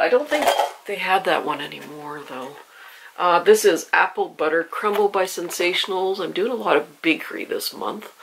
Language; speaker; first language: English; native; English